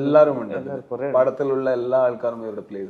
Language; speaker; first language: Malayalam; non-native, learner; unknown